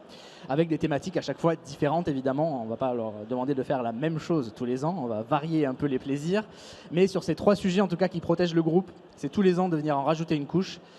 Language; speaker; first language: French; native; French